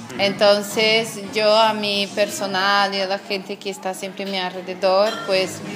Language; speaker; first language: Spanish; non-native, fluent; Portuguese